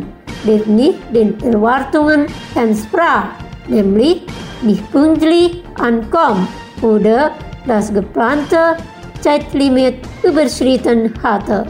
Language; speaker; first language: German; non-native, fluent; Indonesian